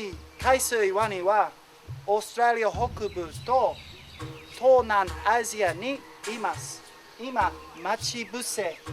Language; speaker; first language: Japanese; non-native, learner; English